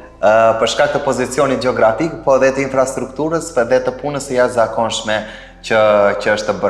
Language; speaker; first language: Albanian; native; Albanian